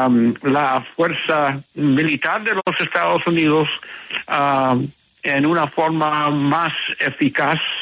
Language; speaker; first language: Spanish; non-native, fluent; English